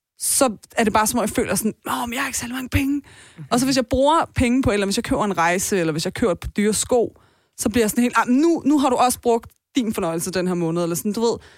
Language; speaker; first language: Danish; early bilingual, other home language; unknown